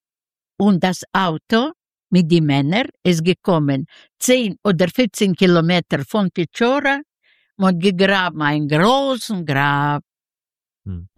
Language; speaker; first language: German; non-native, learner; Yiddish